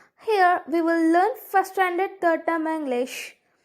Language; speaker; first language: English; non-native, local second language; Tamil